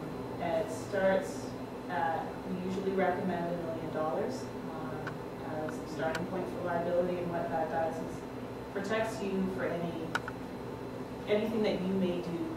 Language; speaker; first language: English; native; English